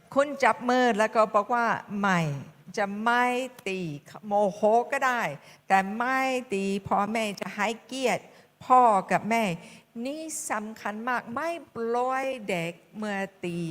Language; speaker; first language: Thai; non-native, fluent; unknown